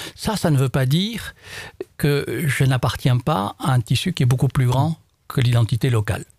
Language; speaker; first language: French; non-native, local second language; Arabic